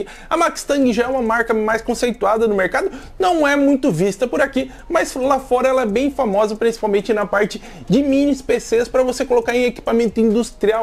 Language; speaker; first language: Portuguese; native; Portuguese